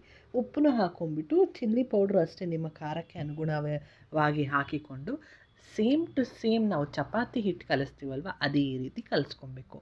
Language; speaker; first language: Kannada; native; Kannada